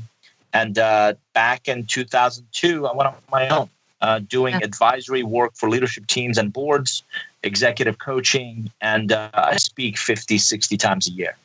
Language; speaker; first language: English; non-native, fluent; Persian